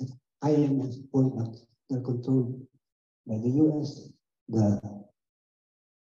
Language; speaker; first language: English; non-native, local second language; Filipino